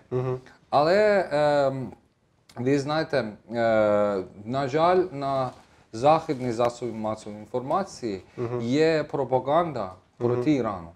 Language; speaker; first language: Ukrainian; non-native, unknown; Persian